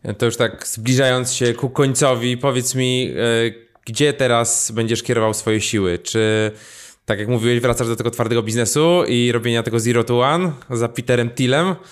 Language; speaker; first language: Polish; native; Polish